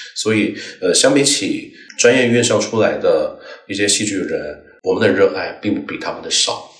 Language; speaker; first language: Chinese; non-native, local second language; Cantonese